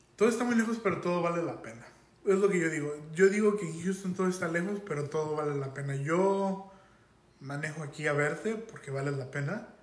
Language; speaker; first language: Spanish; native; Spanish